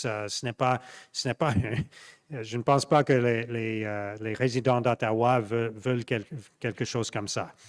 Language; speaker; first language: French; non-native, local second language; English